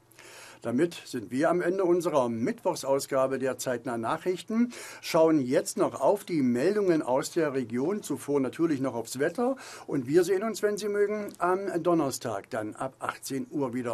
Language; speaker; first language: German; native; German